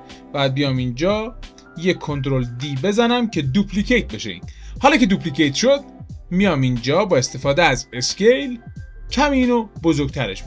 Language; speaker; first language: Persian; native; Persian